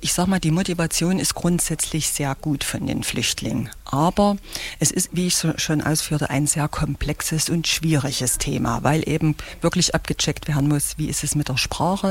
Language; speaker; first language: German; native; German